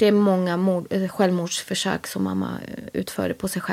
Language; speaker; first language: Swedish; early bilingual, other home language; Spanish